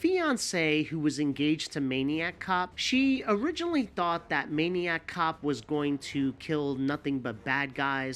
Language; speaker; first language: English; native; English